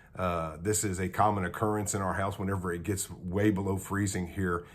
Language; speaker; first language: English; native; English